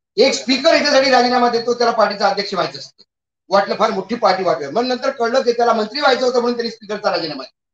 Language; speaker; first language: Marathi; native; Marathi